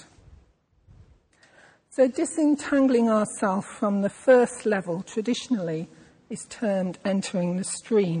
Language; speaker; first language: English; native; English